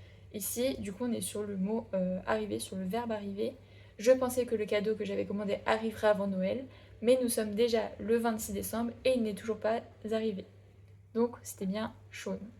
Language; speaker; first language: French; native; French